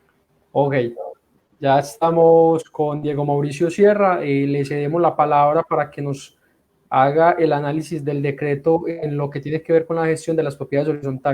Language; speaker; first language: Spanish; native; Spanish